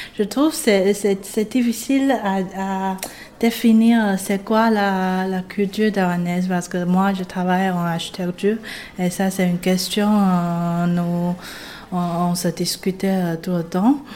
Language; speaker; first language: French; non-native, fluent; Chinese